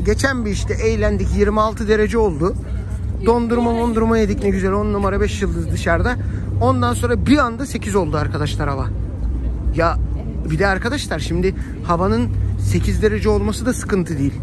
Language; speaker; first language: Turkish; native; Turkish